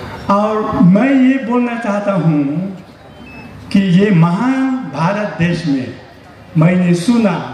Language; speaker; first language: Hindi; non-native, learner; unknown